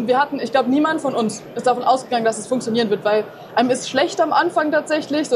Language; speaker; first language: German; native; German